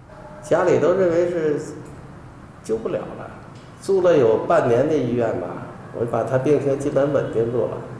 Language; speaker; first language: Chinese; native; Chinese